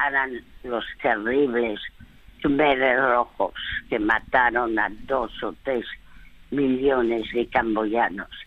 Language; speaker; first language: Spanish; early bilingual, other home language; French